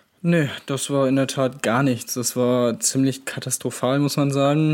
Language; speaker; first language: German; native; German